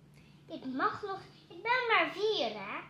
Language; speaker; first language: Dutch; early bilingual, other home language; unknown